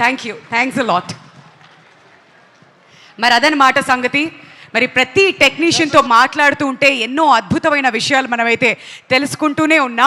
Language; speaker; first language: Telugu; native; Telugu